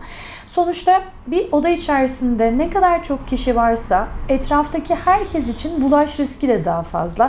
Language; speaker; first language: Turkish; native; Turkish